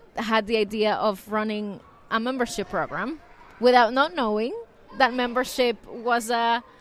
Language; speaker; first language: English; non-native, fluent; Spanish